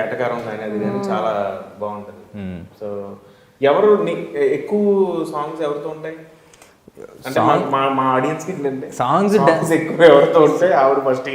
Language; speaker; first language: Telugu; native; Telugu